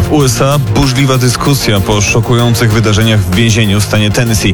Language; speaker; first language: Polish; native; Polish